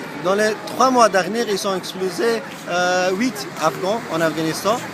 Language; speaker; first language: French; non-native, learner; Persian